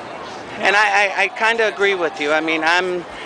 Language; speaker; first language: English; native; English